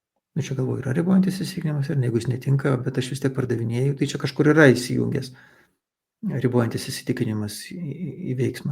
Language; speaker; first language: Lithuanian; native; Lithuanian